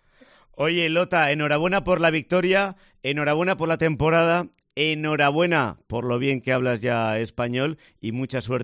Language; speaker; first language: Spanish; native; Spanish